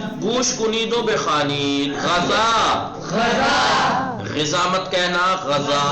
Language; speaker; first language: Persian; non-native, fluent; Urdu